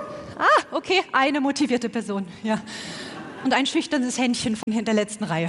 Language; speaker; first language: German; native; German